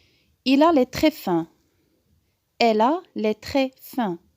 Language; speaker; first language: French; non-native, local second language; Arabic